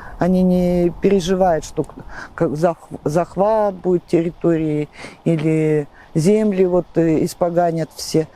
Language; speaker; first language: Russian; native; Russian